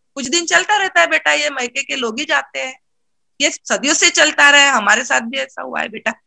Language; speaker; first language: Hindi; non-native, local second language; Marathi